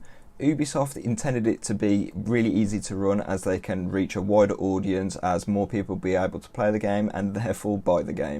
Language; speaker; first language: English; native; English